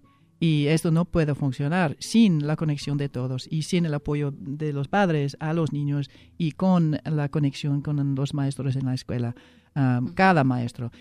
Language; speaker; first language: Spanish; non-native, fluent; English